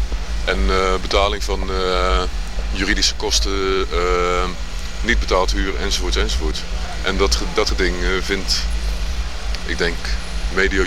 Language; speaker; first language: Dutch; native; Dutch